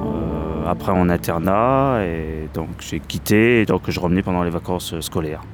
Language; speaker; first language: French; native; French